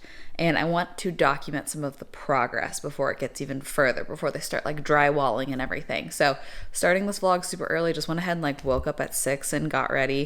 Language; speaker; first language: English; native; English